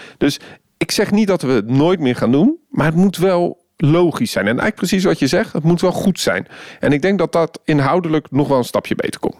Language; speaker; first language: Dutch; native; Dutch